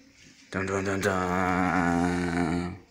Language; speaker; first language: Japanese; non-native, learner; Portuguese